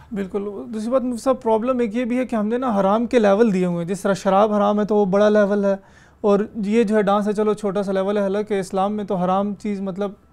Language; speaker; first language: Urdu; native; Urdu